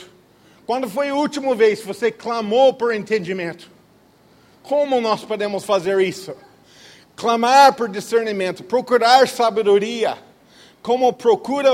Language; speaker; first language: Portuguese; non-native, fluent; English